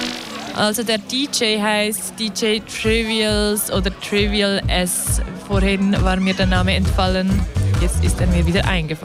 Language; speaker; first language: German; native; German